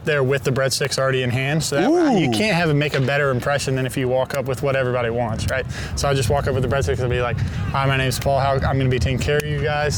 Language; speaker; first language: English; native; English